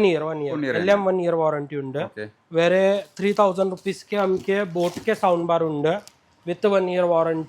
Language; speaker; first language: Malayalam; non-native, fluent; Hindi